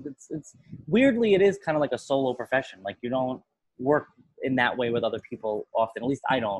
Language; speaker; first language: English; native; English